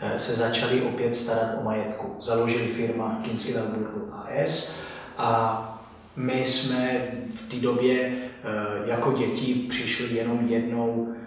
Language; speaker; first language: Czech; non-native, fluent; Italian